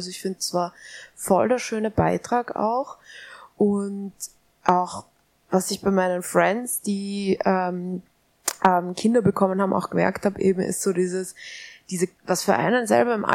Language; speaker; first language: German; native; German